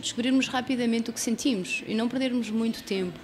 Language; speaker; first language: Portuguese; native; Portuguese